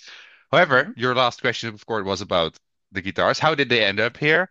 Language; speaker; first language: English; non-native, fluent; Dutch